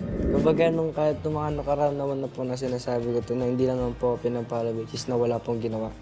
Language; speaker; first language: Filipino; native; Filipino